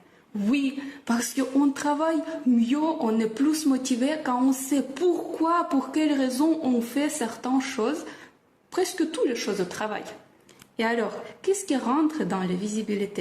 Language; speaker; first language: French; non-native, fluent; Russian